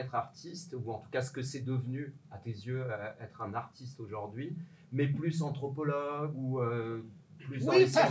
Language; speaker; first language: French; native; French